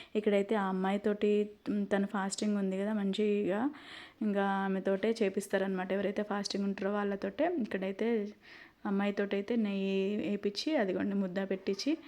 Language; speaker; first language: Telugu; non-native, local second language; Lambadi